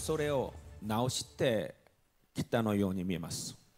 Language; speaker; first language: Japanese; non-native, learner; Korean